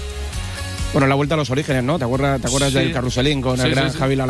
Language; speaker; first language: Spanish; native; Spanish